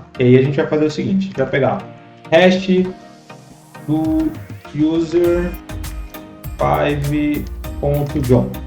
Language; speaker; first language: Portuguese; native; Portuguese